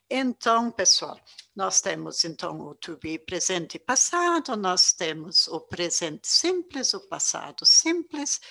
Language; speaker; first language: Portuguese; non-native, fluent; German